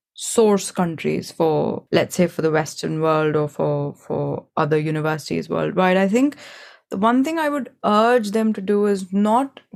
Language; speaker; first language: English; non-native, local second language; Hindi